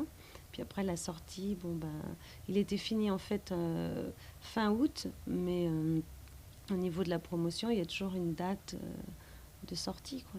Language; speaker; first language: French; native; French